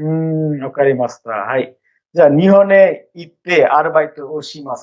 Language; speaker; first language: Japanese; non-native, fluent; Bangla